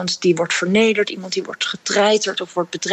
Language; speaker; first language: Dutch; native; Dutch